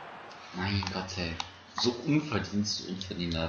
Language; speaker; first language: German; native; German